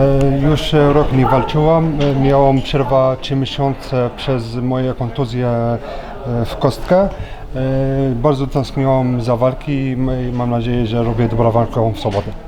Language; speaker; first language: Polish; non-native, learner; French